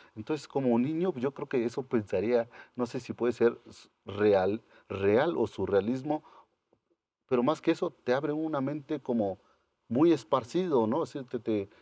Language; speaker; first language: Spanish; non-native, local second language; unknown